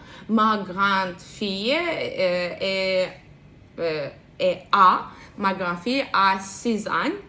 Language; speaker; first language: French; non-native, learner; Russian